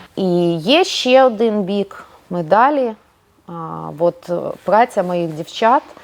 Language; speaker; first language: Ukrainian; non-native, local second language; Russian